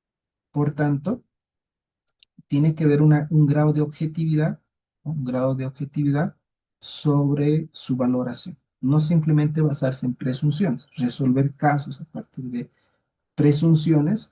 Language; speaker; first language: Spanish; native; Spanish